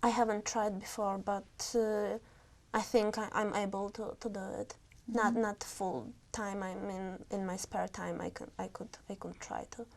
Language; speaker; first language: English; non-native, learner; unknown